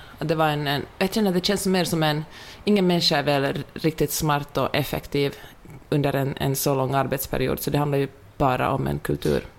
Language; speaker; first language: Swedish; native; Swedish